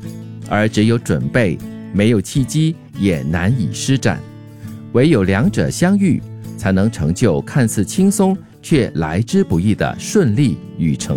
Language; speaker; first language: Chinese; native; Chinese